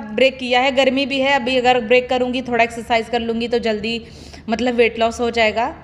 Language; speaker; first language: Hindi; non-native, local second language; Awadhi